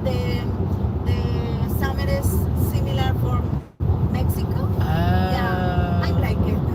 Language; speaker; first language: English; non-native, learner; Spanish